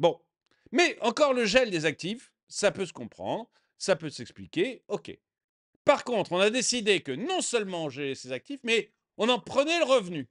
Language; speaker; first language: French; native; French